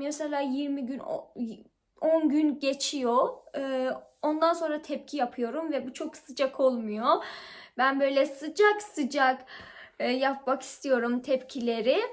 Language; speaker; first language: Turkish; non-native, learner; Persian